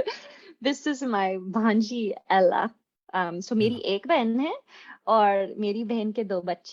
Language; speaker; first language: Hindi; non-native, fluent; English